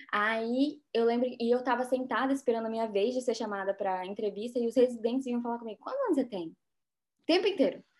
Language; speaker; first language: Portuguese; native; Portuguese